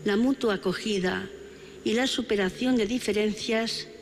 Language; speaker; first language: Spanish; non-native, local second language; Catalan